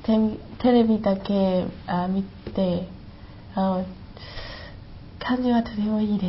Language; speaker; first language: Japanese; non-native, learner; Chinese